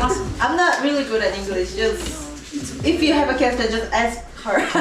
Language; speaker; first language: English; non-native, learner; Korean